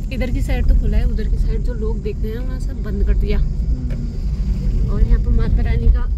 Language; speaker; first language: Hindi; native; Hindi